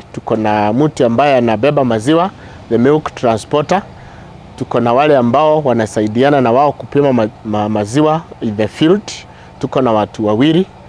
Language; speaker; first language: Swahili; non-native, local second language; Meru